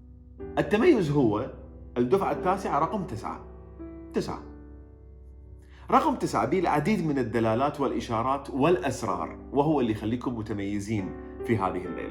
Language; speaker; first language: Arabic; native; Arabic